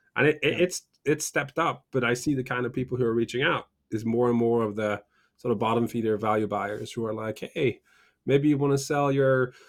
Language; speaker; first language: English; early bilingual, other home language; Norwegian